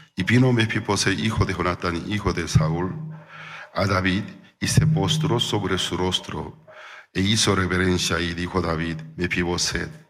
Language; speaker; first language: Spanish; non-native, fluent; Korean